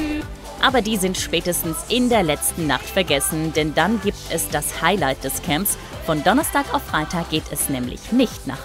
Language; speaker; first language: German; native; German